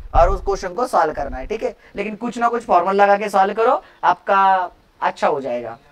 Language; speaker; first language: Hindi; non-native, local second language; Marathi